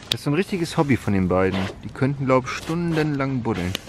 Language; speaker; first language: German; native; German